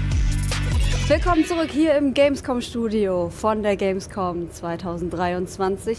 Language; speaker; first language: German; native; German